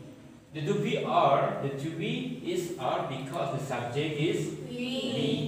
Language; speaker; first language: English; non-native, fluent; Indonesian